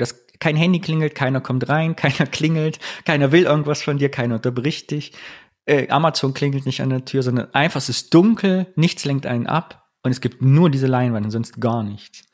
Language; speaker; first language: German; native; German